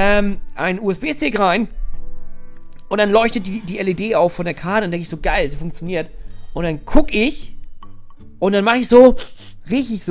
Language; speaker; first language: German; native; German